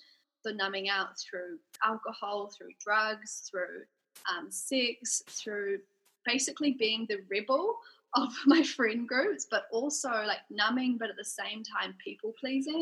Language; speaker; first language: English; native; English